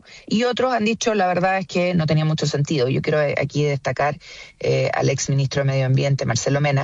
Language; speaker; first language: Spanish; native; Spanish